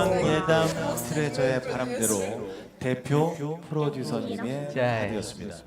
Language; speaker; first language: Korean; native; Korean